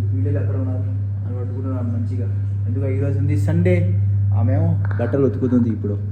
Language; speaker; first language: Telugu; non-native, learner; Hindi